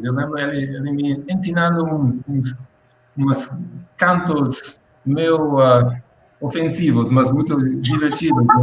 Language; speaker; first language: Portuguese; non-native, fluent; English